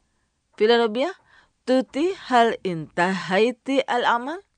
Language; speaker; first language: Arabic; non-native, fluent; Indonesian